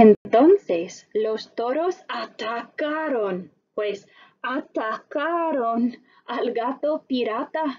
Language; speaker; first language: Spanish; non-native, fluent; English